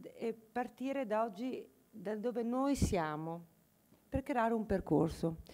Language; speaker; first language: Italian; native; Italian